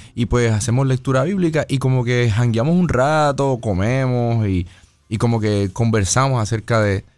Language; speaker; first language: Spanish; native; Spanish